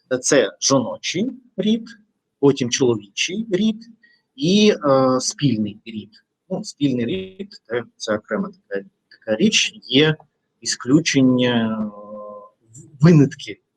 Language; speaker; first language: Ukrainian; non-native, fluent; Russian